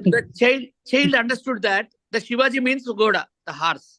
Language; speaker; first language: English; non-native, local second language; Telugu